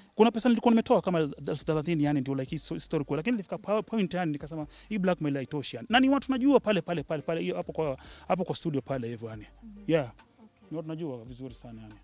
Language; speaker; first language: Swahili; native; Swahili